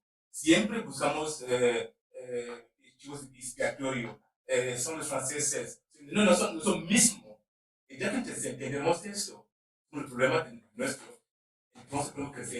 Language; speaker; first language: Spanish; non-native, learner; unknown